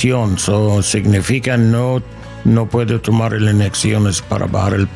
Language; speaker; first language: Spanish; non-native, learner; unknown